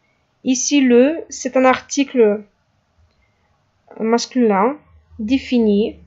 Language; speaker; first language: French; non-native, fluent; Russian